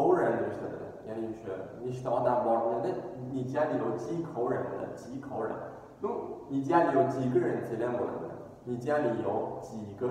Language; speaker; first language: Chinese; non-native, learner; Uzbek